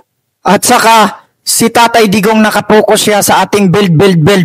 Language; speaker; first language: Filipino; native; Filipino